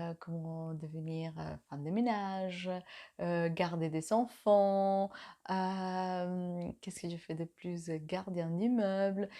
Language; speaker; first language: French; non-native, fluent; Spanish